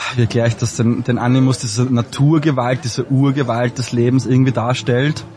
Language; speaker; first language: German; native; German